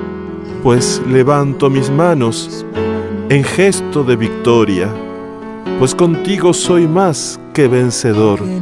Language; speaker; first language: Spanish; native; Spanish